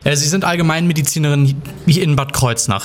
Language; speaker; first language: German; native; German